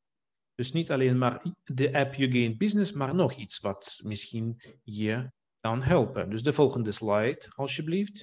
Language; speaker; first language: Dutch; non-native, fluent; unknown